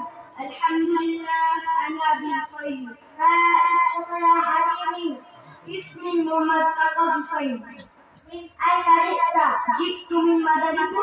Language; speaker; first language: Arabic; non-native, learner; Bangla